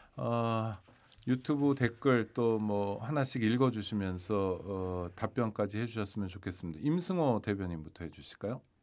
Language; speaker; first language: Korean; native; Korean